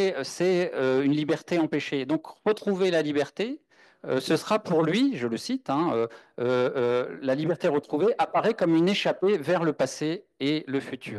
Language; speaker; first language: French; native; French